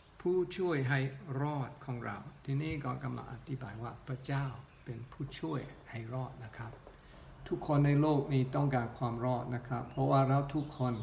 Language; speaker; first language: Thai; non-native, local second language; Northeastern Thai